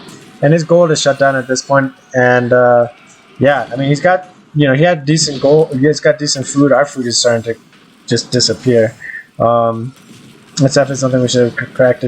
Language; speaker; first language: English; native; English